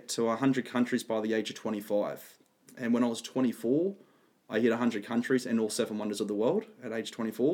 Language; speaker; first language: English; native; English